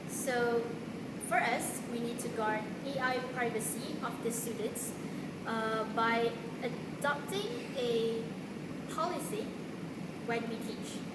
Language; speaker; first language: English; non-native, local second language; Malay